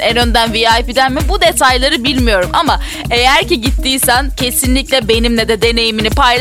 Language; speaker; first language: Turkish; native; Turkish